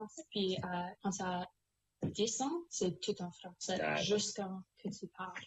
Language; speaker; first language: French; non-native, local second language; English